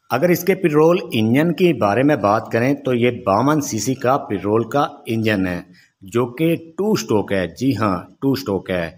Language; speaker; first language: Urdu; non-native, local second language; Saraiki